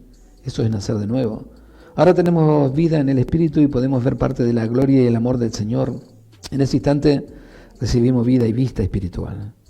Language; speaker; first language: Spanish; native; Spanish